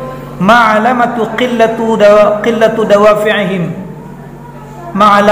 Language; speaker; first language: Arabic; non-native, fluent; Indonesian